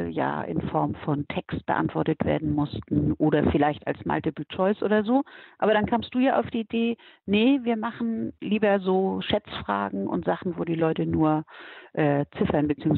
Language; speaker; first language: German; native; German